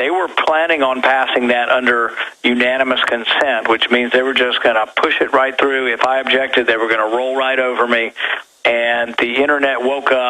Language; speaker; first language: English; native; English